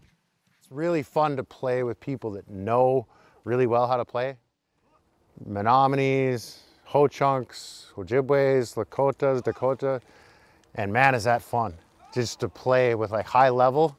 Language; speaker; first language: English; native; English